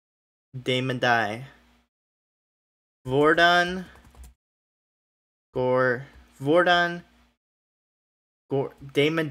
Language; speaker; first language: Norwegian; non-native, learner; English